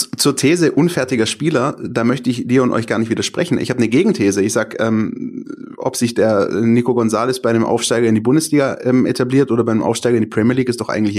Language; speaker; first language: German; native; German